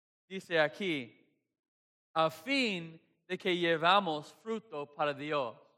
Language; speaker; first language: Spanish; non-native, fluent; English